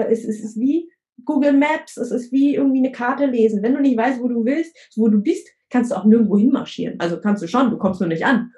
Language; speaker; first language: German; early bilingual, other home language; Vietnamese